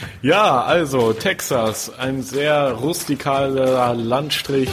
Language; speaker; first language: German; native; German